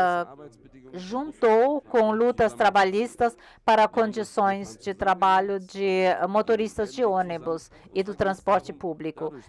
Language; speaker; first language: Portuguese; non-native, learner; German